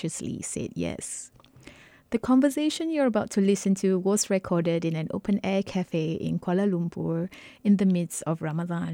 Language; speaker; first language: English; non-native, local second language; Malay